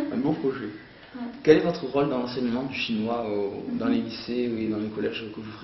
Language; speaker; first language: French; native; French